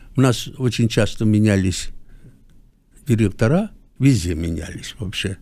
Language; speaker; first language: Russian; native; Russian